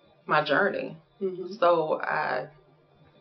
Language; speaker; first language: English; native; English